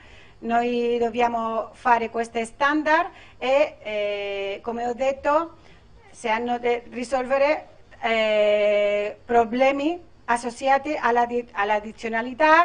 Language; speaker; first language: Italian; non-native, learner; Spanish